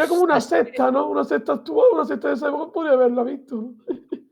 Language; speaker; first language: Spanish; native; Spanish